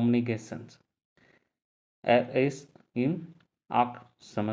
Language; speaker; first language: German; non-native, learner; Tamil